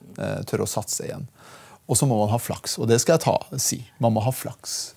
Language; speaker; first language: Norwegian; early bilingual, other home language; Persian